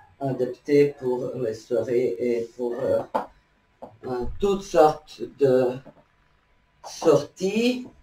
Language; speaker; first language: French; non-native, fluent; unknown